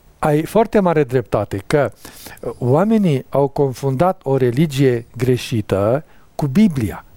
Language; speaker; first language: Romanian; native; Romanian